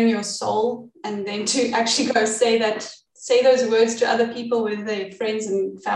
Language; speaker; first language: English; native; English